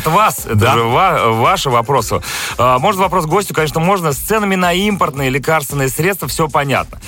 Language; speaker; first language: Russian; native; Russian